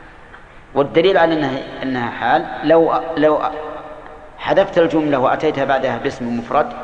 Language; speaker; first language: Arabic; native; Arabic